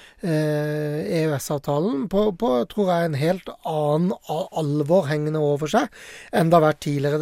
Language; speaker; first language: Norwegian; native; Norwegian